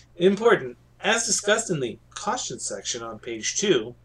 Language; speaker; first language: English; native; English